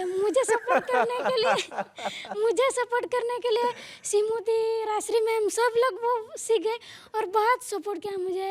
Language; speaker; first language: Hindi; non-native, local second language; Telugu